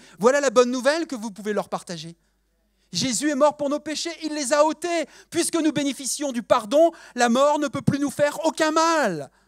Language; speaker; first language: French; native; French